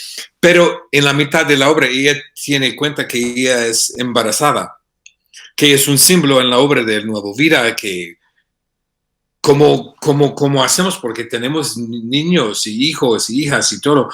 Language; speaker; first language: Spanish; non-native, fluent; English